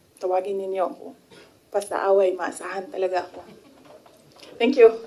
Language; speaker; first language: Filipino; non-native, local second language; Cebuano